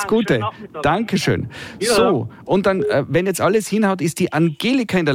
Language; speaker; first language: German; native; German